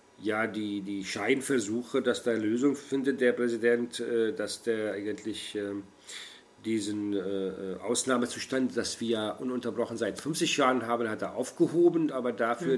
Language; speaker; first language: German; non-native, fluent; Arabic